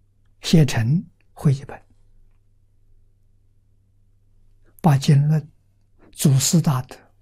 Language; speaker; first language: Chinese; native; Chinese